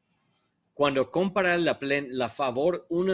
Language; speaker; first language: Spanish; non-native, learner; English